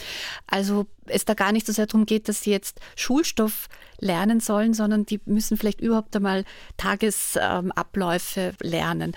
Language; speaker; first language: German; native; German